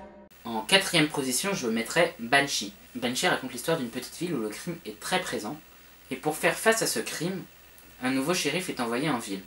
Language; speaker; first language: French; native; French